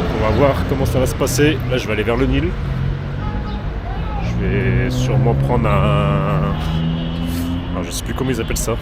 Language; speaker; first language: French; native; French